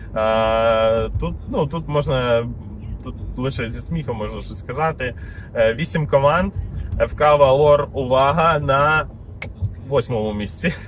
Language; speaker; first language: Ukrainian; native; Ukrainian